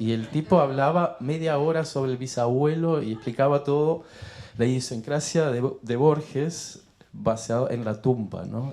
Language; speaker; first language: Spanish; non-native, fluent; German